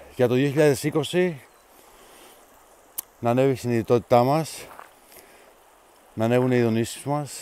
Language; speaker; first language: Greek; native; Greek